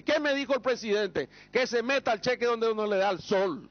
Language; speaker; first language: Spanish; native; Spanish